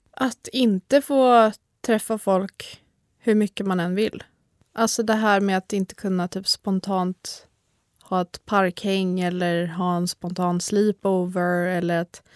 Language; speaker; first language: Swedish; native; Swedish